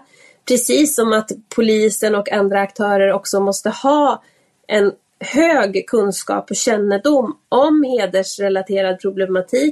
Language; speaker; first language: Swedish; native; Swedish